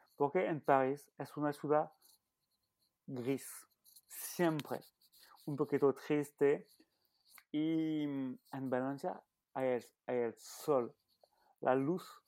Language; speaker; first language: Spanish; non-native, learner; French